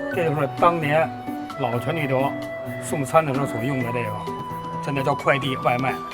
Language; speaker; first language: Chinese; native; Chinese